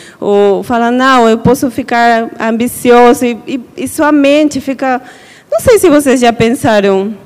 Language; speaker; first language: Portuguese; non-native, fluent; Spanish